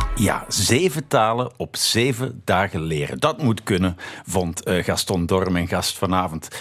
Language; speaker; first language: Dutch; native; Dutch